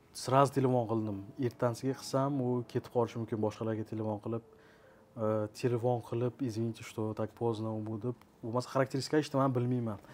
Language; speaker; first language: Uzbek; early bilingual, heritage; Uzbek